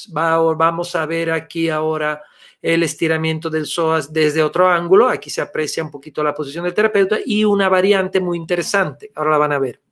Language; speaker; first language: Spanish; non-native, fluent; Italian